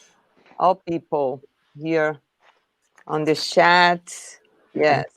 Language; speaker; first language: English; non-native, learner; Portuguese